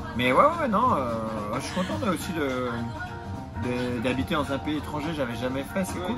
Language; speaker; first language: French; native; French